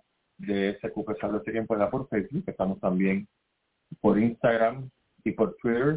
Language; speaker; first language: Spanish; native; Spanish